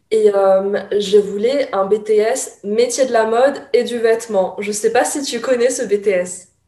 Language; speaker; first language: French; early bilingual, other home language; Chinese